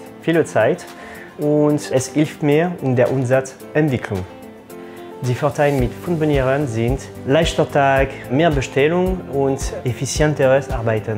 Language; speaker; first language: German; non-native, fluent; French